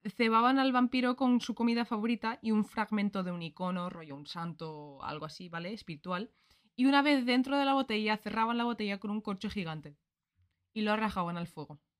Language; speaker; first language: Spanish; early bilingual, other home language; English